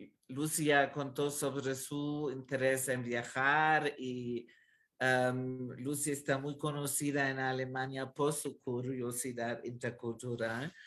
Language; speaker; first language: Spanish; non-native, fluent; German